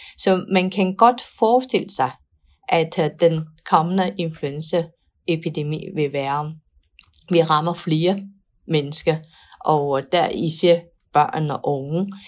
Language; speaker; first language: Danish; non-native, fluent; Chinese